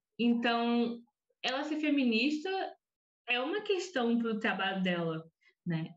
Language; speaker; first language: Portuguese; native; Portuguese